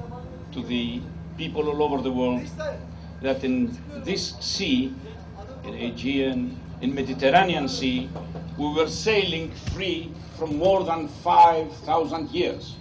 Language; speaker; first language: English; non-native, fluent; Greek